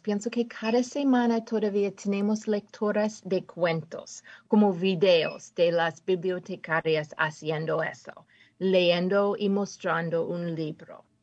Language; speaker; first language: Spanish; non-native, fluent; English